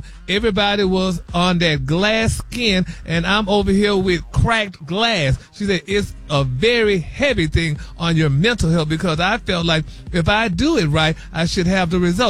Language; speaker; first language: English; native; English